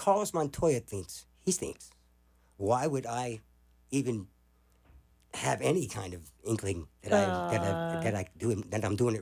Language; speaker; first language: English; native; English